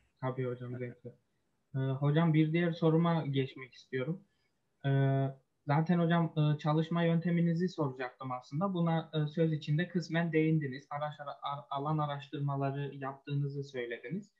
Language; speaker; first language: Turkish; native; Turkish